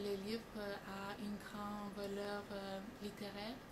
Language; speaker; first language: French; non-native, learner; Lithuanian